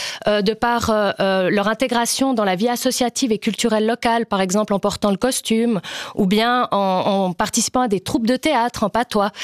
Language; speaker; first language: French; native; French